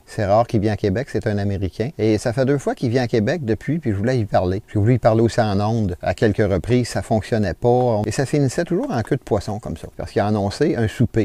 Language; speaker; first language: French; native; French